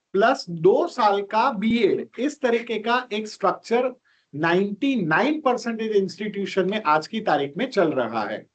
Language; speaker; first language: Hindi; non-native, local second language; Gujarati